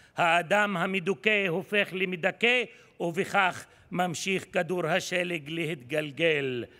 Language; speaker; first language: Hebrew; non-native, local second language; Arabic